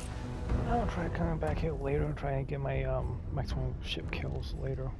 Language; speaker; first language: English; native; English